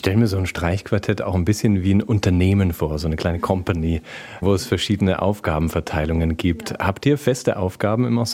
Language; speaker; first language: German; native; German